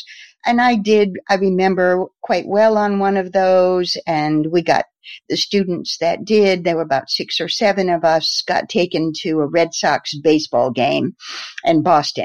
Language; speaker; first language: English; native; English